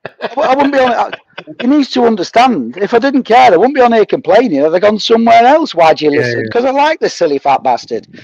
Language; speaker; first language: English; native; English